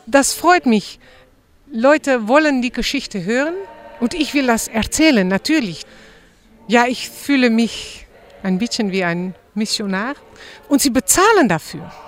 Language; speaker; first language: German; non-native, fluent; Dutch